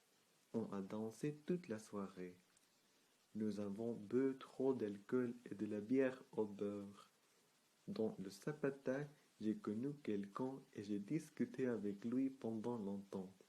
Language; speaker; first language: French; non-native, learner; Spanish